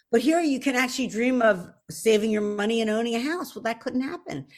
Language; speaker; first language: English; native; English